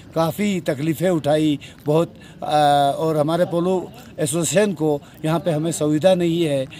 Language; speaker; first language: Hindi; non-native, local second language; Shina